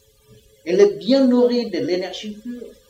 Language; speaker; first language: French; non-native, learner; Vietnamese